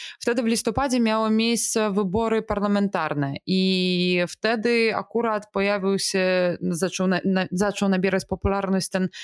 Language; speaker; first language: Polish; non-native, fluent; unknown